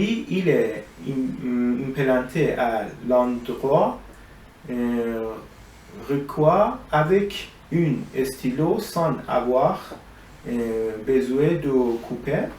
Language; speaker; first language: French; non-native, learner; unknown